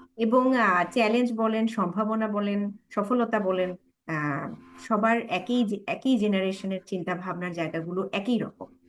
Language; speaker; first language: Bangla; native; Bangla